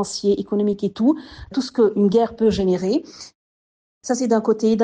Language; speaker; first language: French; non-native, local second language; Arabic